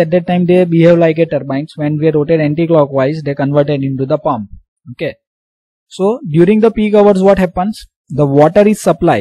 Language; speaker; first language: English; non-native, local second language; Gujarati